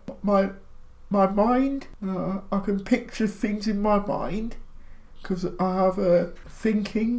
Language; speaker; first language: English; native; English